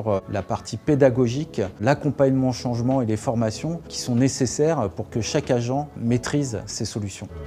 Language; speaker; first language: French; native; French